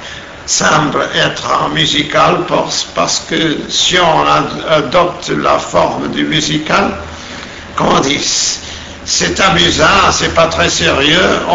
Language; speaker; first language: French; non-native, fluent; Portuguese